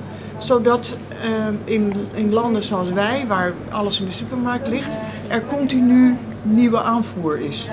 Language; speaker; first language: Dutch; native; Dutch